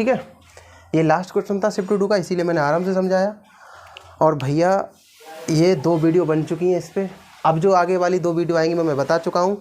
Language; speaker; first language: Hindi; native; Hindi